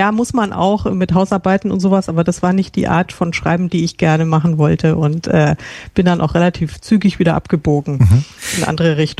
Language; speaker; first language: German; native; German